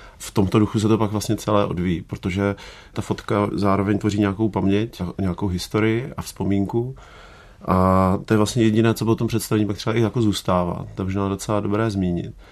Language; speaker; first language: Czech; native; Czech